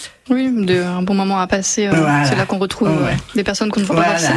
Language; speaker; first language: French; native; French